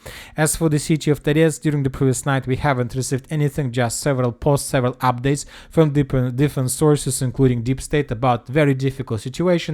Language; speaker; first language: English; non-native, fluent; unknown